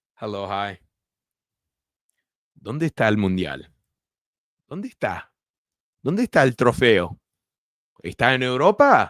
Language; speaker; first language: Spanish; early bilingual, heritage; Spanish